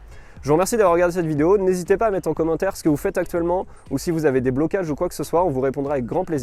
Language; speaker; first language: French; native; French